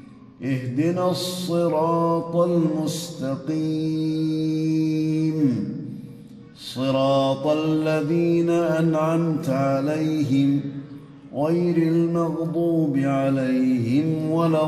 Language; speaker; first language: Arabic; native; Arabic